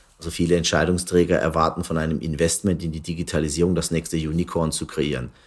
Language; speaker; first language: German; early bilingual, other home language; Turkish